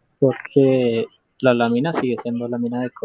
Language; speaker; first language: Spanish; native; Spanish